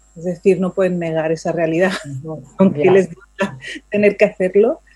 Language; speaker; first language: Spanish; native; Spanish